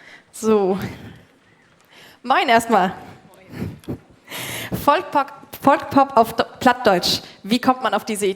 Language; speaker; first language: German; native; German